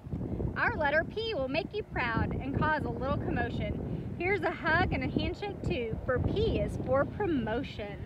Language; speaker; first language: English; native; English